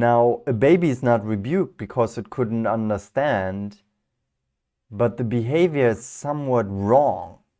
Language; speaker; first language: English; non-native, fluent; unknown